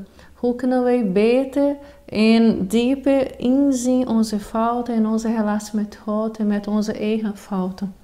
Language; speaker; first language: Dutch; non-native, fluent; Portuguese